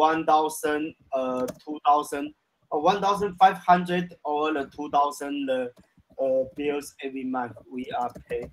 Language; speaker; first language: English; non-native, learner; Chinese